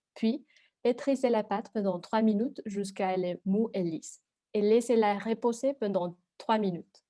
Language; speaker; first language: French; non-native, learner; Spanish